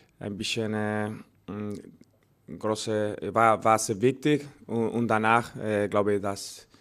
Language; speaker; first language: German; non-native, learner; Spanish